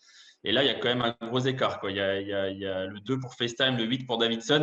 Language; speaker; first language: French; native; French